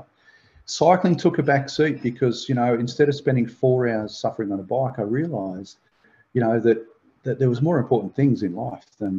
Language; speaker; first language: English; native; English